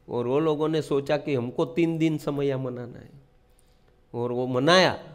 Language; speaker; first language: Hindi; non-native, local second language; Gujarati